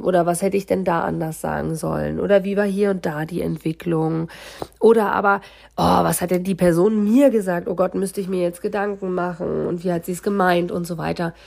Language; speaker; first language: German; native; German